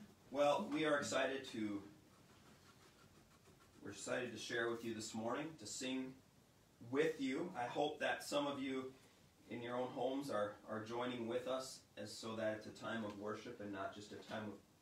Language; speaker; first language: English; native; English